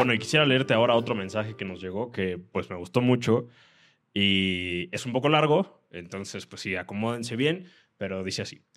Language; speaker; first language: Spanish; native; Spanish